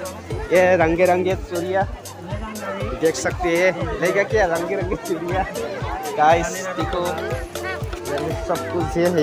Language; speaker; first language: Hindi; non-native, local second language; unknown